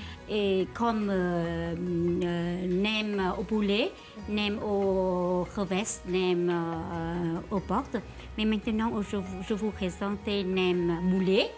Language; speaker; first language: French; non-native, learner; Vietnamese